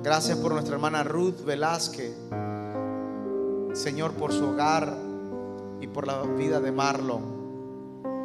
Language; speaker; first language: Spanish; native; Spanish